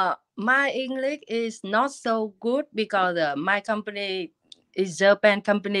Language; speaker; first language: English; non-native, learner; Vietnamese